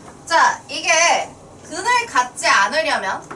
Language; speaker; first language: Korean; native; Korean